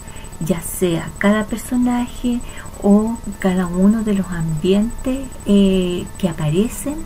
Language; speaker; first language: Spanish; native; Spanish